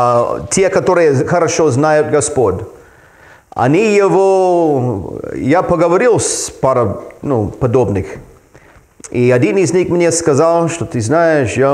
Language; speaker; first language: Russian; non-native, fluent; English